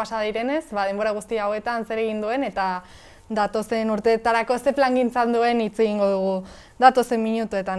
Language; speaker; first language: Basque; native; Basque